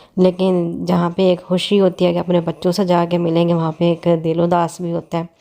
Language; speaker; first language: Urdu; non-native, local second language; Punjabi